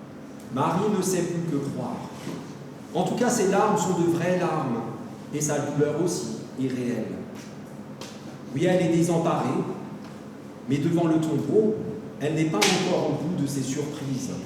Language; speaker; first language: French; native; French